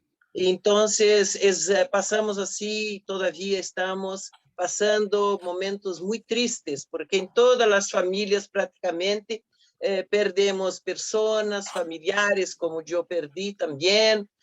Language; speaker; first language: Spanish; non-native, fluent; Portuguese